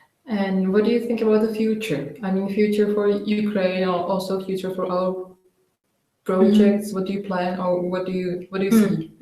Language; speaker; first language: English; non-native, fluent; Czech